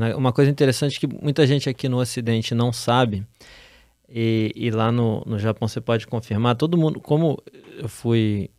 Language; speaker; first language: Portuguese; native; Portuguese